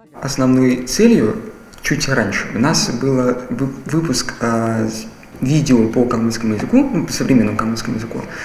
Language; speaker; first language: Russian; native; Russian